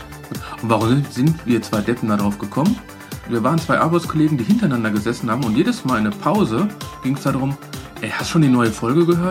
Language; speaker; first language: German; native; German